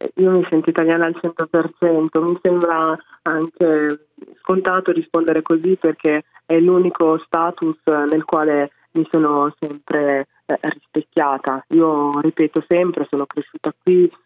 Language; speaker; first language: Italian; early bilingual, other home language; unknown